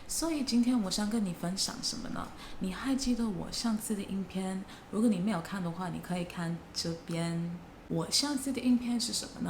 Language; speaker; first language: Chinese; non-native, fluent; English